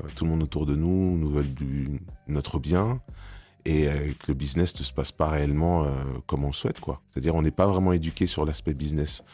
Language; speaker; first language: French; native; French